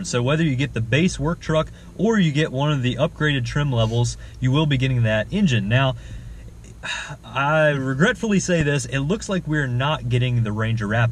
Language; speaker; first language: English; native; English